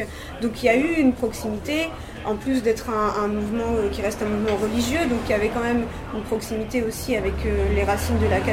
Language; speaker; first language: French; native; French